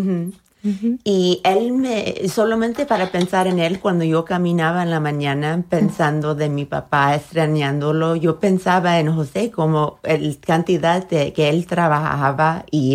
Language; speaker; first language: Spanish; early bilingual, heritage; Spanish